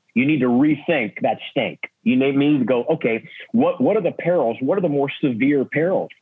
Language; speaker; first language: English; native; English